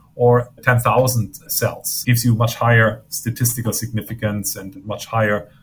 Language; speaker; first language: English; non-native, fluent; German